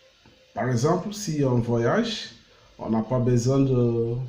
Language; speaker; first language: French; non-native, learner; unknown